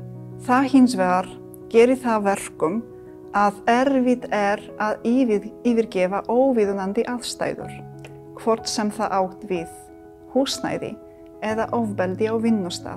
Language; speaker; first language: Icelandic; non-native, fluent; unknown